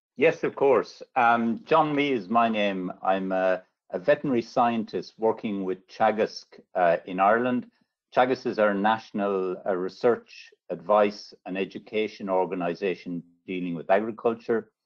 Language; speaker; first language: English; native; English